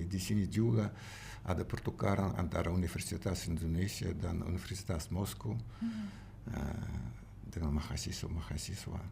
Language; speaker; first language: Indonesian; non-native, learner; Russian